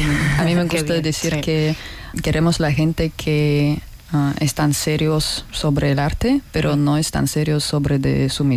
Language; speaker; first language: Spanish; non-native, learner; Russian